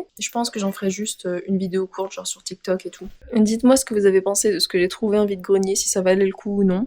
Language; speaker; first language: French; native; French